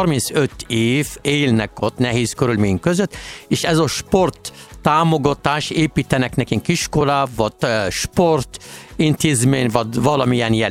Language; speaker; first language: Hungarian; non-native, learner; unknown